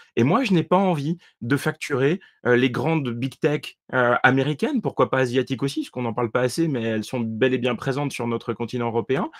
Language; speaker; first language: French; native; French